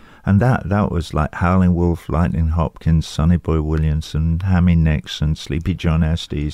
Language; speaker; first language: English; native; English